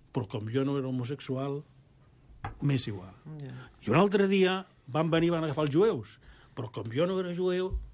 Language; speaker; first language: Catalan; native; Catalan